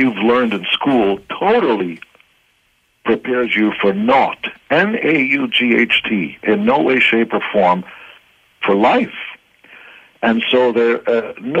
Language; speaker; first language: English; non-native, fluent; Hebrew